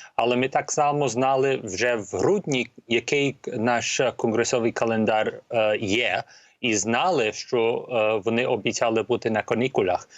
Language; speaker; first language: Ukrainian; early bilingual, heritage; Ukrainian